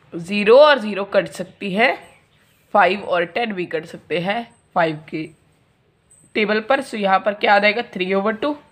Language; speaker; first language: Hindi; non-native, local second language; Punjabi